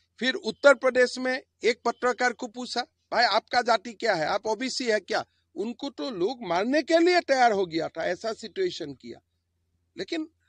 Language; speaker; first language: Hindi; non-native, local second language; Assamese